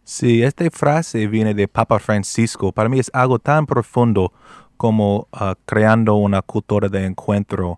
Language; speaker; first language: Spanish; non-native, fluent; English